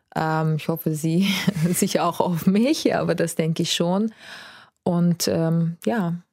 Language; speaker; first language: German; non-native, fluent; Azerbaijani